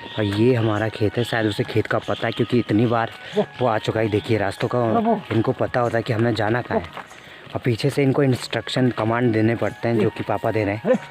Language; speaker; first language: Hindi; non-native, local second language; Garhwali